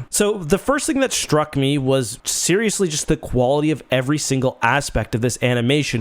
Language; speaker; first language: English; native; English